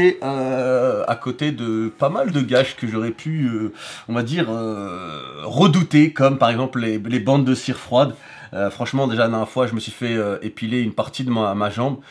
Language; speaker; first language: French; native; French